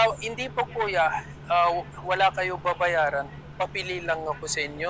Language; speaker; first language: Filipino; non-native, learner; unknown